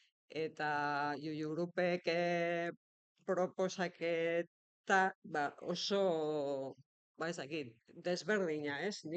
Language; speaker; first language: Basque; non-native, local second language; Spanish